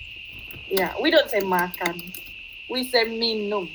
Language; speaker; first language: English; non-native, fluent; Indonesian